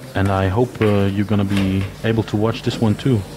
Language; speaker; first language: English; non-native, fluent; German